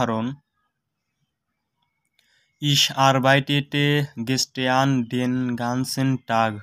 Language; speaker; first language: German; non-native, fluent; Bangla